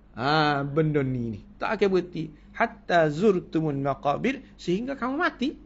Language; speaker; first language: Malay; native; Malay